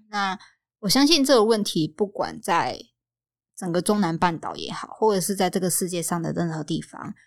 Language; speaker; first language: Chinese; native; Chinese